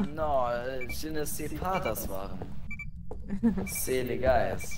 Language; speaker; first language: French; non-native, learner; German